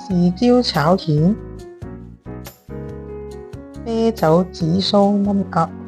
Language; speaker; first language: Chinese; native; Chinese